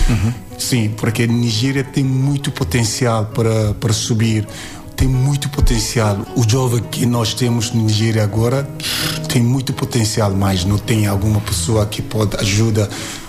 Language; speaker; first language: Portuguese; non-native, learner; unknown